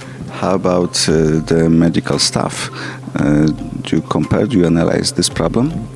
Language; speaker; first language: English; non-native, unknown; Polish